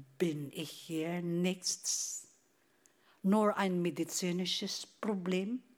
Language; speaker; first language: German; non-native, fluent; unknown